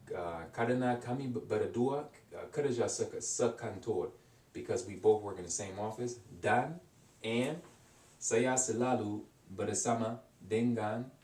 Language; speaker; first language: Indonesian; non-native, learner; English